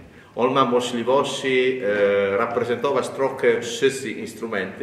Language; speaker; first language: Polish; non-native, learner; Italian